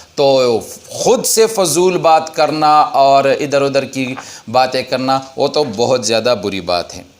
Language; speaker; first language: Urdu; non-native, local second language; Pashto